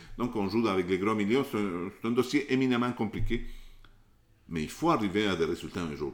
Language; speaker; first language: French; non-native, fluent; Spanish